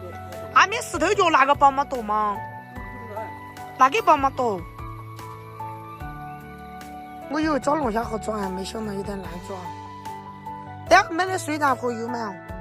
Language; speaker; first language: Chinese; native; Chinese